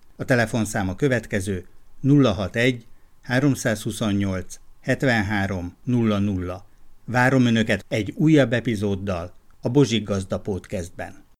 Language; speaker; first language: Hungarian; native; Hungarian